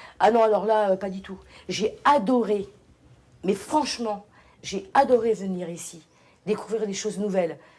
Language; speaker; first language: French; early bilingual, other home language; Portuguese